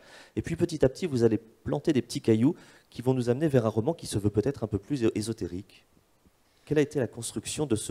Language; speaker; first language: French; native; French